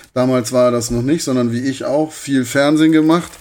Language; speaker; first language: German; native; German